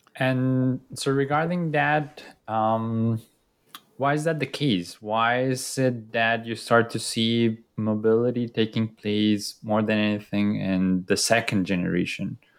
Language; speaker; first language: English; non-native, fluent; Spanish